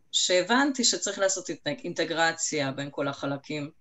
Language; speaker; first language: Hebrew; non-native, fluent; Hungarian